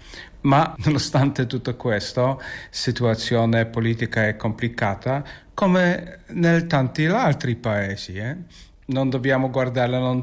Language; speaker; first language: Italian; non-native, fluent; Polish